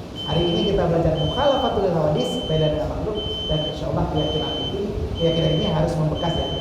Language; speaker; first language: Indonesian; non-native, local second language; Achinese